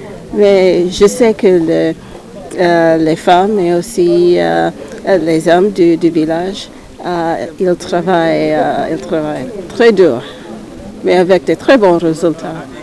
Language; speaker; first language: French; non-native, fluent; English